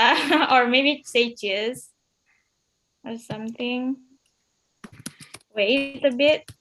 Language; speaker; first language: English; non-native, fluent; Indonesian